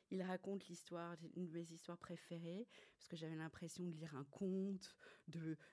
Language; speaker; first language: French; native; French